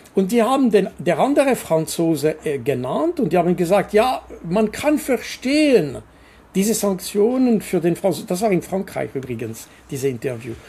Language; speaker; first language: German; non-native, local second language; French